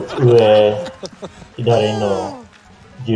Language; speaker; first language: Japanese; non-native, fluent; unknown